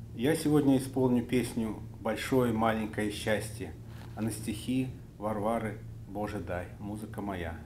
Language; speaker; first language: Russian; native; Russian